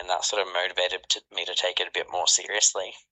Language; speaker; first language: English; native; English